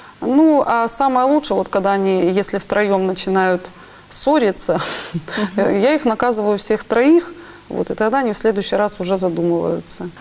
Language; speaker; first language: Russian; native; Russian